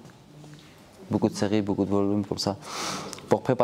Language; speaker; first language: French; non-native, learner; Georgian